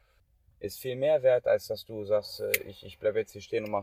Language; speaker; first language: German; native; German